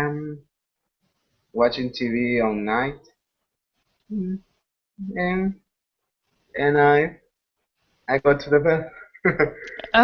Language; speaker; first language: English; non-native, learner; Spanish